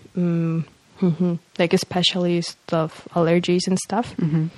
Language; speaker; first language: English; non-native, fluent; Polish